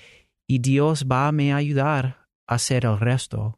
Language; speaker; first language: Spanish; non-native, learner; English